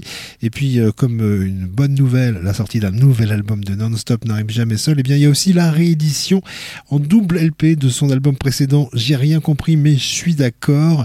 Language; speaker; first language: French; native; French